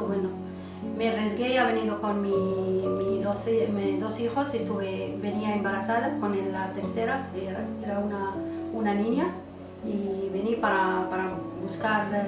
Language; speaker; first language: Spanish; non-native, local second language; Arabic